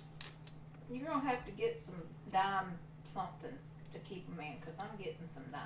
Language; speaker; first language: English; native; English